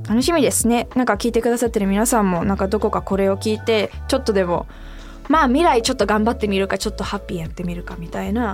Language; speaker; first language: Japanese; native; Japanese